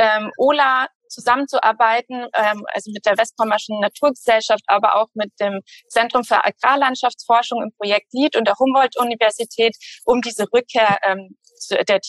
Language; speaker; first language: German; native; German